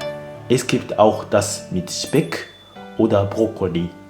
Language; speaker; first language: German; non-native, fluent; Japanese